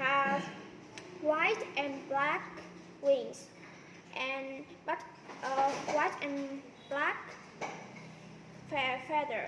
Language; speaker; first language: English; non-native, learner; Vietnamese